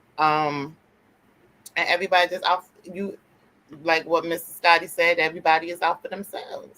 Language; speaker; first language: English; native; English